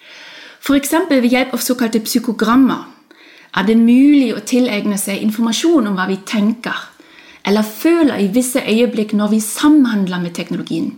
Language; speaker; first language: Norwegian; non-native, fluent; German